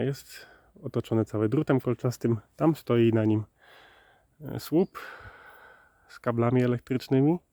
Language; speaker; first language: Polish; native; Polish